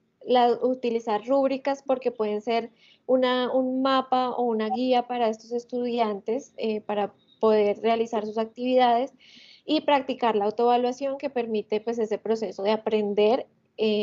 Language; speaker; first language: Spanish; native; Spanish